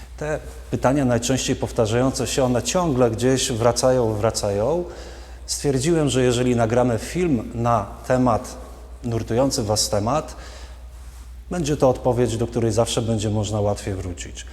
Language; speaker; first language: Polish; native; Polish